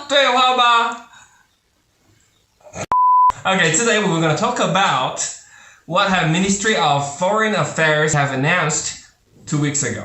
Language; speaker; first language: English; non-native, fluent; Korean